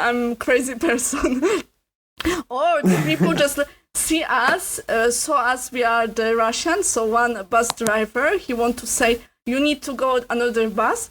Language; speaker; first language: English; non-native, learner; Polish